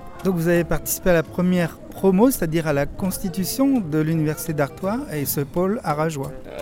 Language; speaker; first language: French; native; French